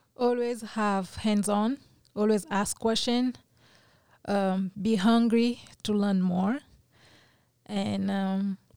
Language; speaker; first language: English; non-native, fluent; French